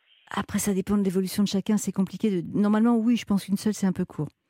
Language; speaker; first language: French; native; French